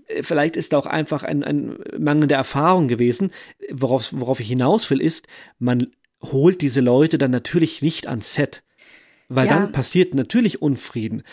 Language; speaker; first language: German; native; German